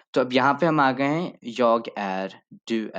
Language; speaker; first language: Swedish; non-native, fluent; Urdu